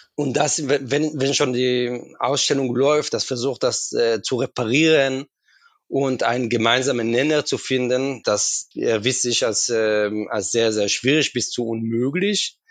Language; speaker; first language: German; non-native, fluent; Hebrew